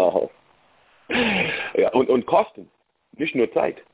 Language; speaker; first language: German; non-native, learner; English